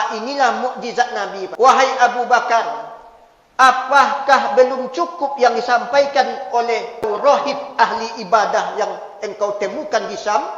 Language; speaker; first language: Malay; non-native, local second language; Minangkabau